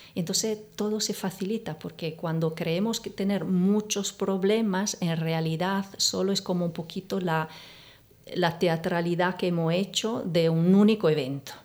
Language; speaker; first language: Spanish; non-native, fluent; Italian